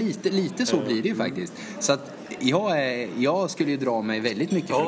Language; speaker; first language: Swedish; native; Swedish